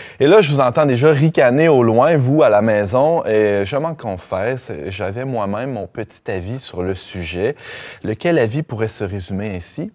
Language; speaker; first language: French; native; French